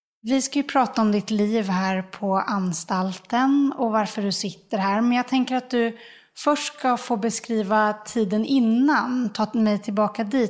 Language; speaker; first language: Swedish; native; Swedish